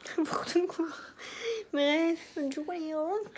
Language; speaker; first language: French; native; French